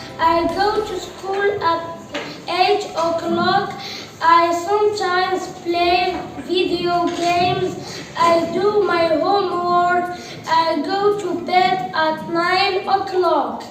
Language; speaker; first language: English; non-native, learner; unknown